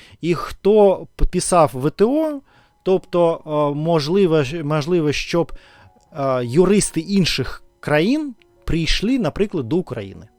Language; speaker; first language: Ukrainian; non-native, learner; Russian